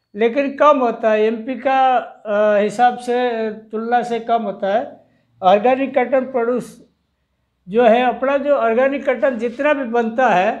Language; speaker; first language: Hindi; non-native, local second language; Odia